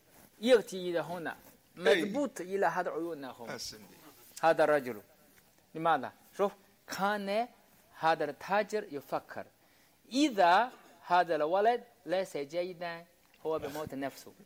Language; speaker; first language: Arabic; non-native, learner; Chinese